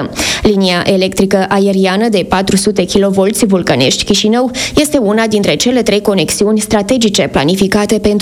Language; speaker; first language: Romanian; native; Romanian